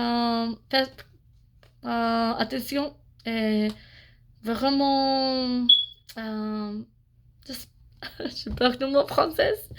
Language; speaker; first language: French; non-native, fluent; English